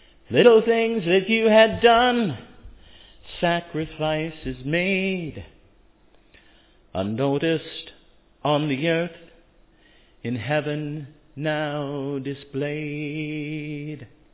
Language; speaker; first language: English; native; English